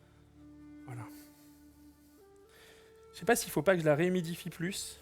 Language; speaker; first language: French; native; French